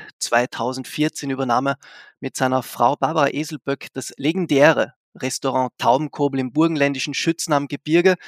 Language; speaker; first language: German; native; German